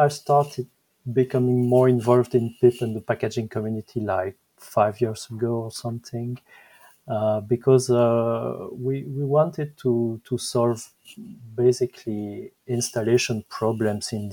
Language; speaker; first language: English; non-native, fluent; French